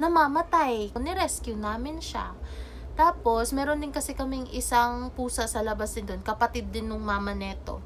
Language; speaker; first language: Filipino; non-native, local second language; Cebuano